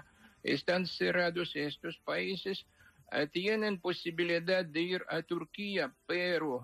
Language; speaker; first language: Spanish; non-native, fluent; Ukrainian